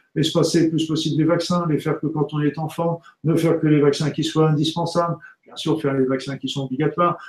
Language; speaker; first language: French; native; French